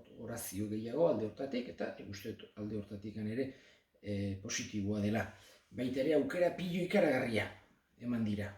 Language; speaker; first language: Basque; native; Basque